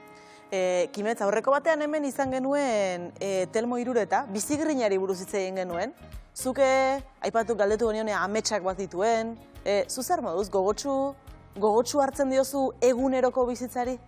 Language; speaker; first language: Basque; native; Basque